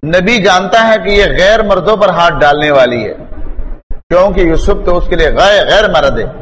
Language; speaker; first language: Urdu; non-native, local second language; Pashto